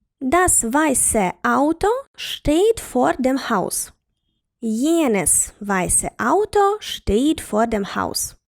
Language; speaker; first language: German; non-native, fluent; Ukrainian